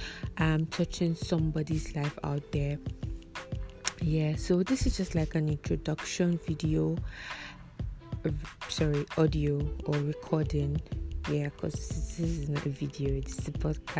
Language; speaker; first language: English; non-native, local second language; Igbo